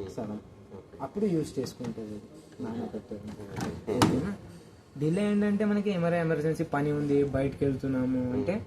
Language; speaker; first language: Telugu; non-native, local second language; Kannada